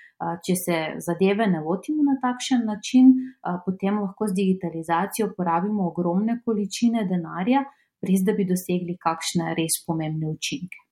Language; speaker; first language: Slovenian; non-native, fluent; Macedonian